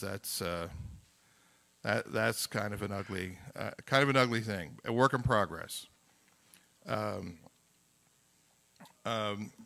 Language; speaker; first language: English; native; English